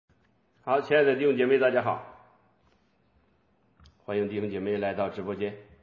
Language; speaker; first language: Chinese; native; Chinese